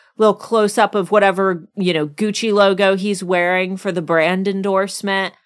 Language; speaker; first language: English; native; English